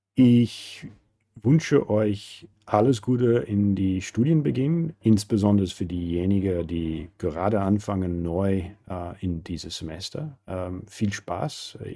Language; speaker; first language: German; non-native, fluent; English